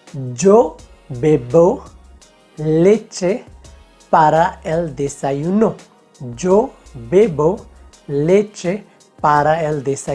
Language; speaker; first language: Spanish; non-native, fluent; Hindi